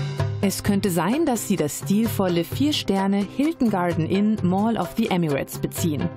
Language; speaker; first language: German; native; German